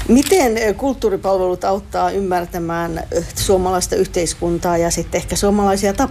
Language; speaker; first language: Finnish; native; Finnish